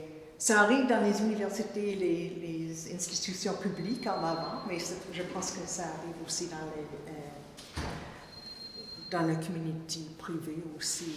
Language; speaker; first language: French; non-native, fluent; English